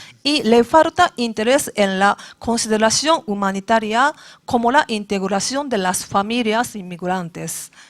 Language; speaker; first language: Spanish; non-native, learner; Japanese